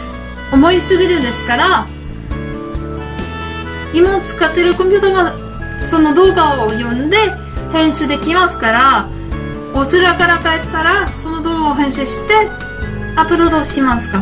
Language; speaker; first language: Japanese; non-native, learner; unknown